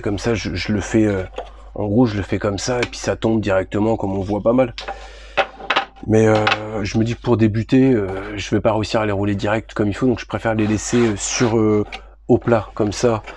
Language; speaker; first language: French; native; French